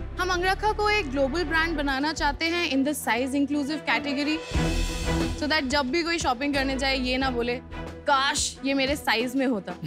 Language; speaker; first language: Hindi; native; Hindi